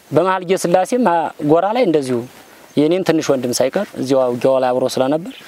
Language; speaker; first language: Amharic; native; Amharic